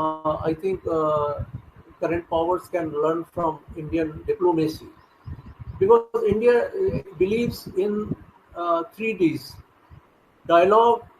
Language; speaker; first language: English; non-native, local second language; Hindi